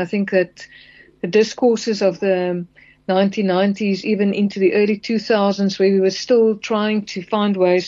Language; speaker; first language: English; non-native, local second language; Afrikaans